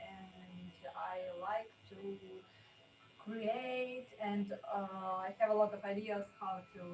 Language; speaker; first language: English; non-native, learner; Ukrainian